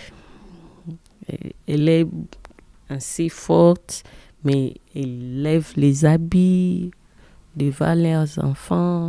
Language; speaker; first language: French; non-native, learner; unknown